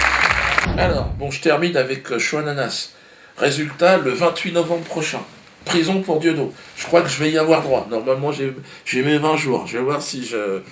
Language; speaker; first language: French; native; French